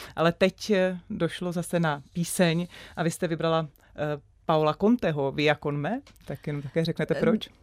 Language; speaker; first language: Czech; native; Czech